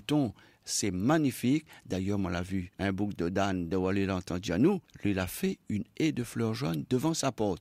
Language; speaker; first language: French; non-native, local second language; Réunion Creole French